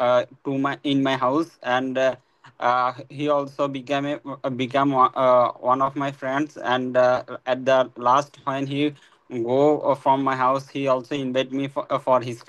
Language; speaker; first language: English; non-native, learner; Bangla